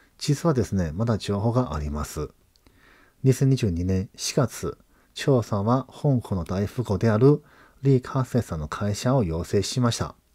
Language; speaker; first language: Japanese; non-native, fluent; Chinese